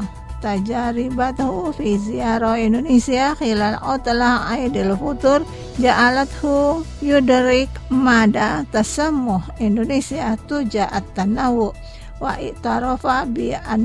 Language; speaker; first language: Arabic; non-native, fluent; Indonesian